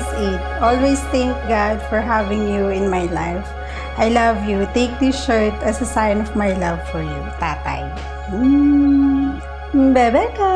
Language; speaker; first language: English; non-native, local second language; Filipino